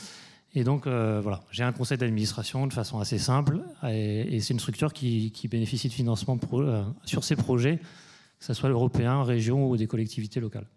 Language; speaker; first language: French; native; French